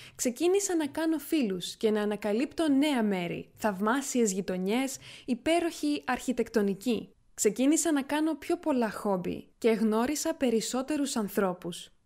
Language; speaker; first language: Greek; native; Greek